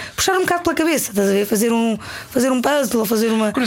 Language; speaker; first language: Portuguese; native; Portuguese